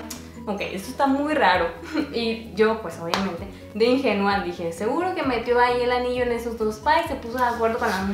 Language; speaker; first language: Spanish; native; Spanish